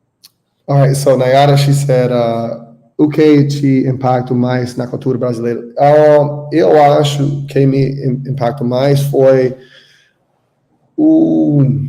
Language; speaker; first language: Portuguese; non-native, learner; English